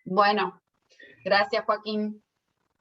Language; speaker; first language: Spanish; native; Spanish